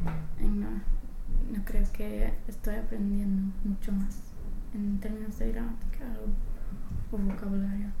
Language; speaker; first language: Spanish; non-native, fluent; English